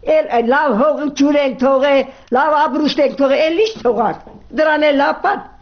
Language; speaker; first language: Armenian; native; Armenian